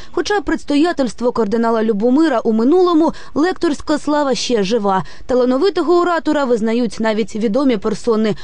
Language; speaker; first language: Ukrainian; native; Ukrainian